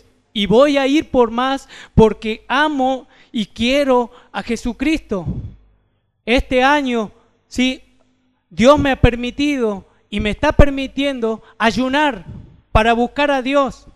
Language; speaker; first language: Spanish; native; Spanish